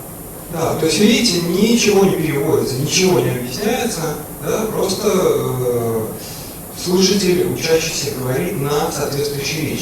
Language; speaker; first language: Russian; native; Russian